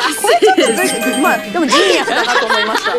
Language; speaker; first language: Japanese; native; Japanese